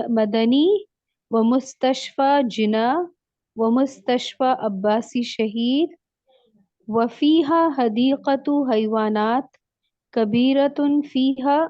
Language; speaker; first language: Arabic; non-native, learner; Urdu